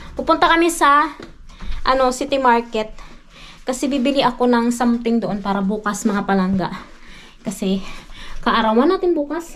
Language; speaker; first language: Filipino; non-native, local second language; Hiligaynon